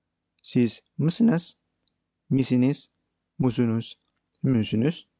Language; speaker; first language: Turkish; non-native, fluent; Indonesian